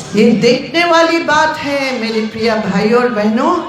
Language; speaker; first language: Hindi; non-native, local second language; Bangla